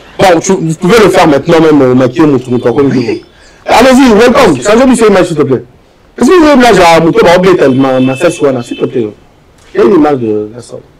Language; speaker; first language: French; non-native, local second language; Lingala